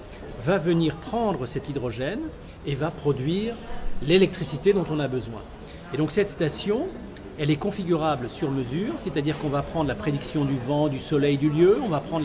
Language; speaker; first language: French; native; French